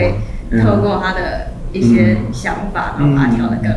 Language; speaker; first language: Chinese; native; Chinese